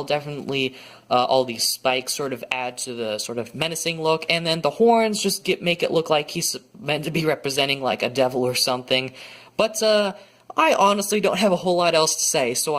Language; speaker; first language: English; native; English